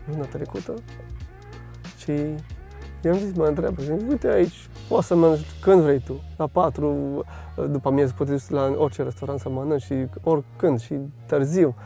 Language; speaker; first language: Romanian; non-native, fluent; French